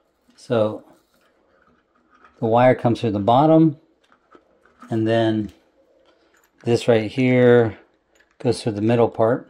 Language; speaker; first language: English; native; English